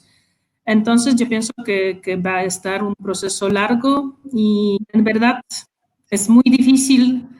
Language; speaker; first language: Spanish; non-native, fluent; Polish